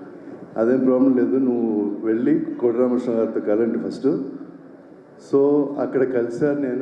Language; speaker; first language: Telugu; non-native, local second language; Malayalam